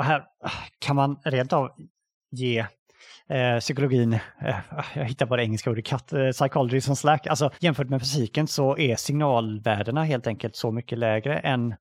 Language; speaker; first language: Swedish; native; Swedish